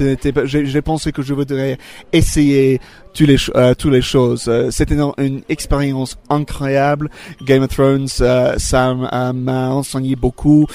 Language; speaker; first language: French; non-native, learner; English